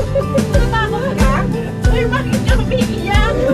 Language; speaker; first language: Filipino; native; Filipino